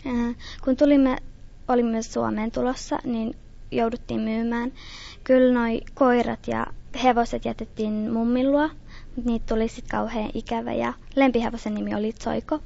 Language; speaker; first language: Finnish; early bilingual, other home language; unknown